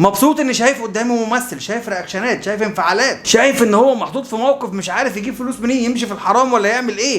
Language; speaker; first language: Arabic; native; Arabic